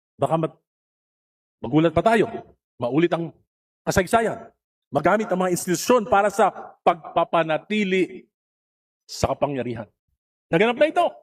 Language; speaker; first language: Filipino; native; Filipino